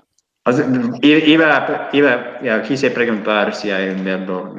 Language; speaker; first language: Spanish; non-native, learner; English